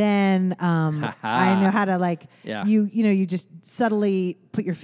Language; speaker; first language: English; native; English